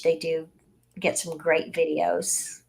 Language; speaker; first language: English; native; English